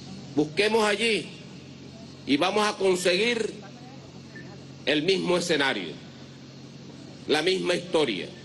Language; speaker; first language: Spanish; native; Spanish